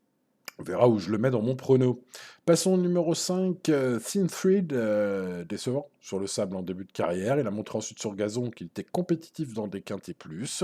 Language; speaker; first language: French; native; French